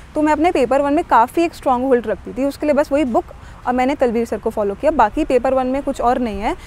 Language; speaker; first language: Hindi; native; Hindi